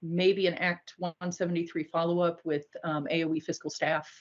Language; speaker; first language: English; native; English